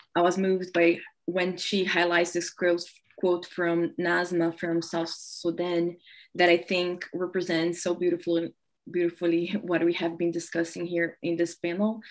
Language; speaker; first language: English; non-native, fluent; Portuguese